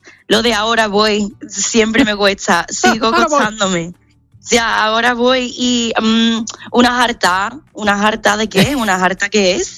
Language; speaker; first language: Spanish; non-native, fluent; English